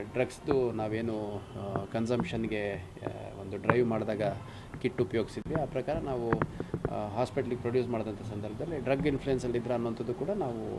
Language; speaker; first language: Kannada; native; Kannada